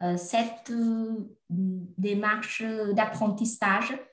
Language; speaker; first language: French; non-native, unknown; Vietnamese